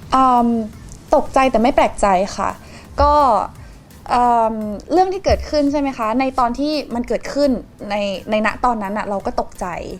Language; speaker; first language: Thai; native; Thai